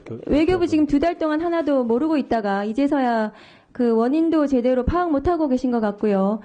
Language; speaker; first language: Korean; native; Korean